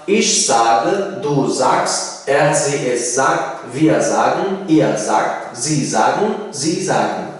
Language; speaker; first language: German; non-native, fluent; Tajik